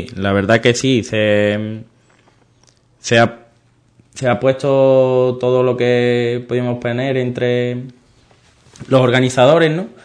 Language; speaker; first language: Spanish; native; Spanish